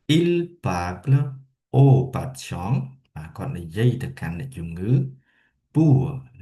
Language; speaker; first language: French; non-native, fluent; Khmer